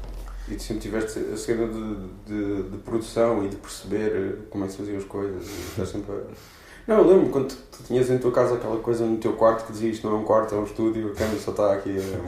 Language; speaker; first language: Portuguese; native; Portuguese